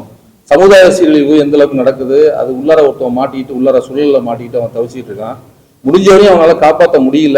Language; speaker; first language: Tamil; native; Tamil